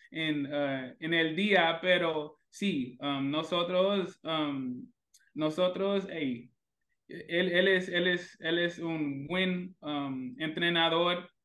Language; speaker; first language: Spanish; non-native, learner; English